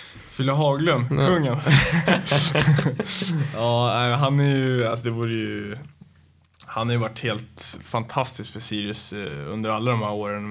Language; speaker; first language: Swedish; native; Swedish